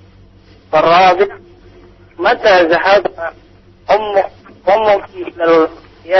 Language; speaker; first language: Arabic; non-native, learner; Indonesian